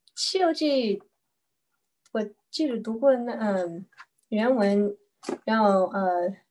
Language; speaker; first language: Chinese; early bilingual, heritage; Chinese